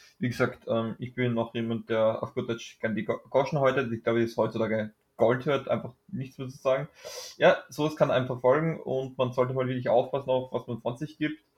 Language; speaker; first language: German; native; German